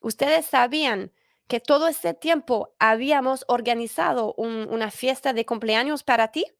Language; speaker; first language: Spanish; non-native, fluent; English